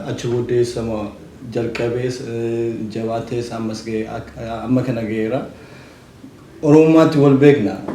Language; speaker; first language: Oromo; early bilingual, heritage; Oromo